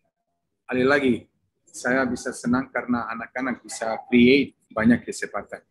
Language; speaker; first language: Indonesian; non-native, fluent; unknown